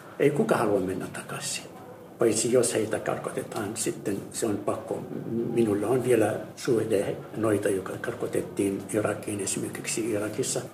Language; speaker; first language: Finnish; non-native, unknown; Arabic